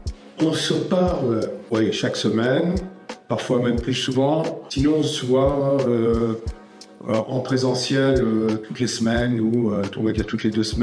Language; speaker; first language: French; native; French